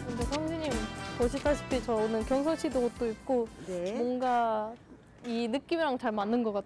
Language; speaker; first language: Korean; non-native, fluent; German